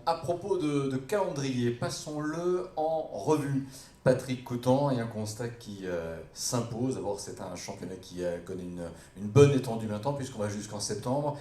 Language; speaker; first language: French; native; French